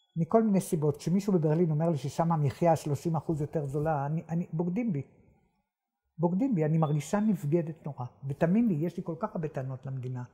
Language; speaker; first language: Hebrew; native; Hebrew